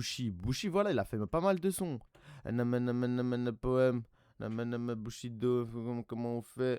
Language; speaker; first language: French; native; French